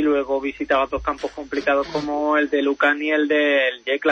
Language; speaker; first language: Spanish; native; Spanish